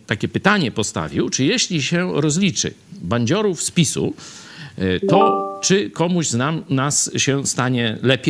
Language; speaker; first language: Polish; native; Polish